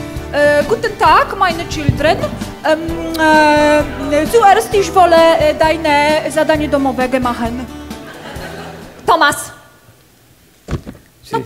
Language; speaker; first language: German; non-native, learner; Polish